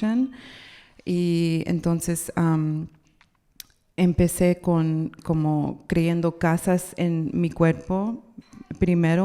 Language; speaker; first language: Spanish; non-native, learner; English